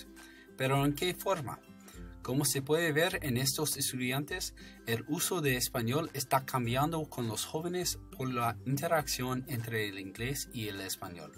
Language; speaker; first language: Spanish; non-native, fluent; English